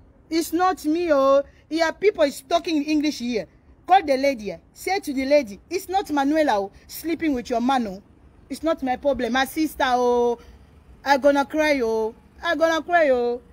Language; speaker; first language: English; non-native, learner; Lingala